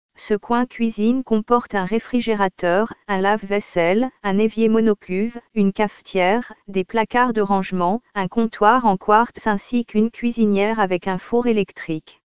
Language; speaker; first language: French; native; French